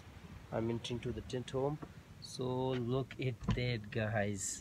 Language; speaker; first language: English; non-native, local second language; Urdu